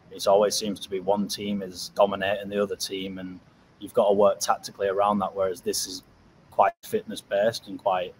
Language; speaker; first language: English; native; English